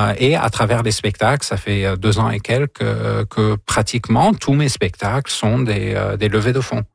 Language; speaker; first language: French; non-native, local second language; Arabic